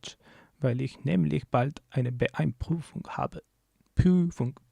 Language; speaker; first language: German; non-native, learner; English